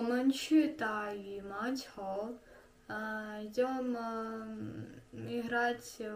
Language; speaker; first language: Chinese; non-native, learner; Russian